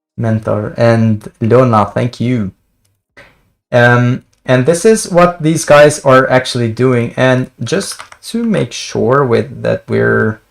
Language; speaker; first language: English; non-native, fluent; Albanian